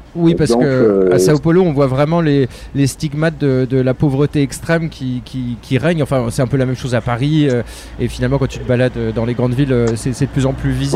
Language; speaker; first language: French; native; French